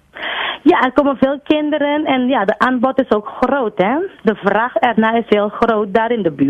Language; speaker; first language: Dutch; non-native, local second language; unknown